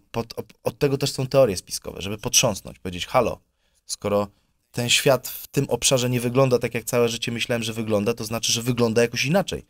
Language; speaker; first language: Polish; native; Polish